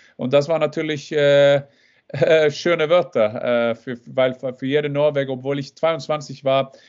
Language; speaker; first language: German; non-native, fluent; Norwegian